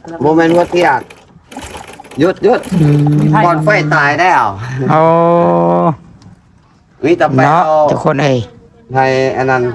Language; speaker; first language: Thai; non-native, local second language; Lao